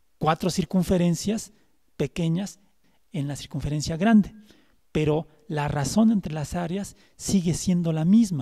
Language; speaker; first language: Spanish; native; Spanish